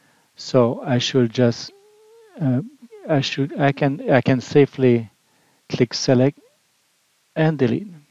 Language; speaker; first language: English; non-native, fluent; French